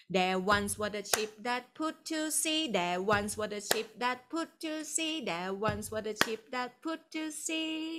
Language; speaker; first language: English; non-native, fluent; Thai